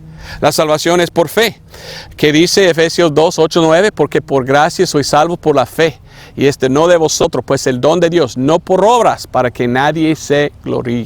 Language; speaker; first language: Spanish; non-native, fluent; English